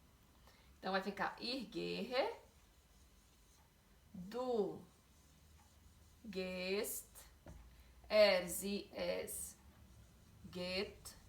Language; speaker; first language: German; non-native, learner; Portuguese